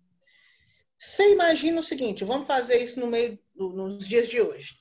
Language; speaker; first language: Portuguese; native; Portuguese